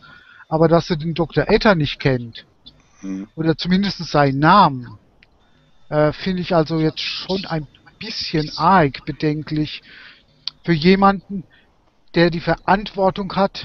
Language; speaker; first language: German; native; German